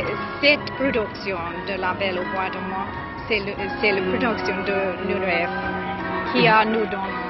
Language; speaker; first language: French; non-native, learner; English